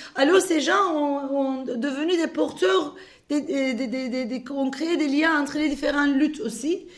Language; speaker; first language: French; non-native, fluent; Turkish